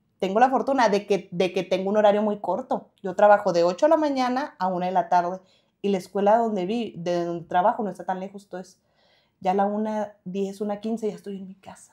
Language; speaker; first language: Spanish; native; Spanish